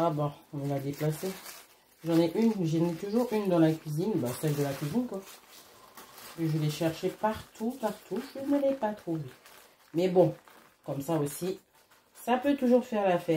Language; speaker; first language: French; native; French